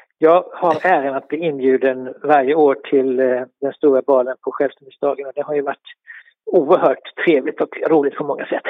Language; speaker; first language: Swedish; native; Swedish